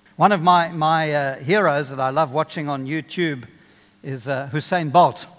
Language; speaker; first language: English; native; English